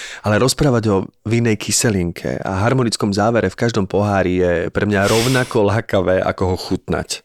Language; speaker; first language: Slovak; native; Slovak